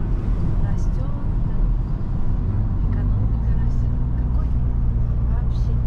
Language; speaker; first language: Russian; early bilingual, heritage; Russian